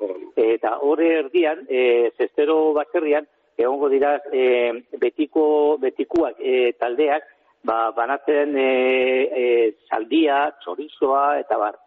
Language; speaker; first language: Basque; native; Basque